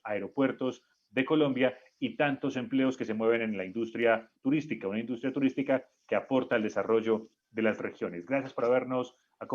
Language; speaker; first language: Spanish; native; Spanish